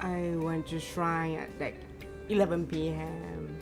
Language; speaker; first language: English; non-native, learner; Japanese